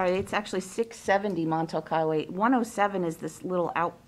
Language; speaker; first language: English; native; English